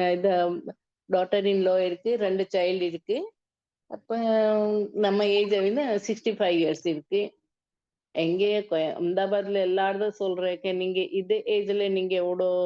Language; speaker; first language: Tamil; non-native, learner; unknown